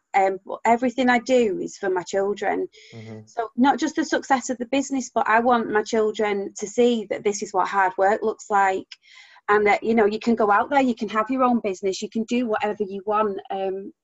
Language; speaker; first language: English; native; English